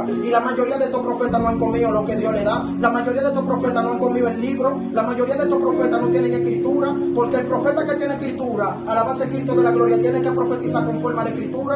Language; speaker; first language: Spanish; native; Spanish